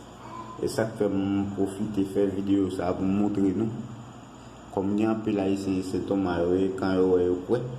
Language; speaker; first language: French; non-native, learner; Haitian Creole